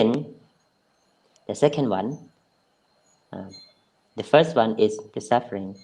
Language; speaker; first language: English; non-native, fluent; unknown